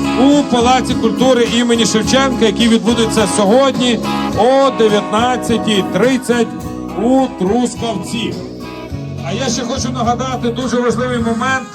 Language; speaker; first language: Ukrainian; native; Ukrainian